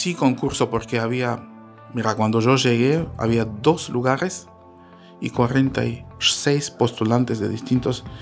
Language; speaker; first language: Spanish; non-native, fluent; Russian